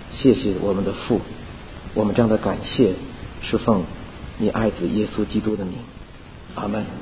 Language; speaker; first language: Chinese; native; Chinese